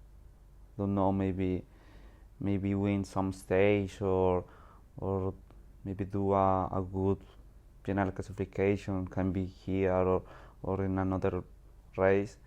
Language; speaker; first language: English; non-native, learner; Spanish